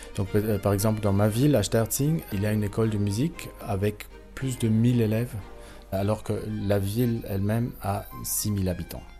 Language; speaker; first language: French; non-native, fluent; German